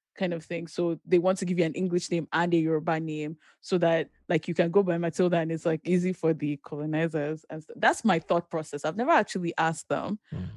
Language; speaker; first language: English; non-native, local second language; Yoruba